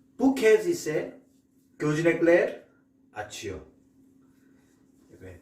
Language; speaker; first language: Turkish; non-native, learner; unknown